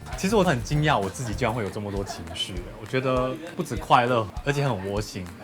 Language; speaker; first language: Chinese; native; Chinese